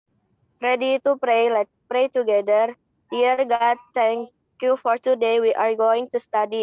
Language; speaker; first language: English; non-native, local second language; Indonesian